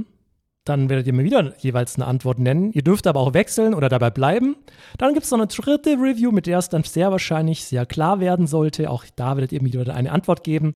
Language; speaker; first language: German; native; German